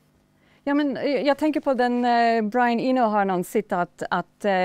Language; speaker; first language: Swedish; non-native, fluent; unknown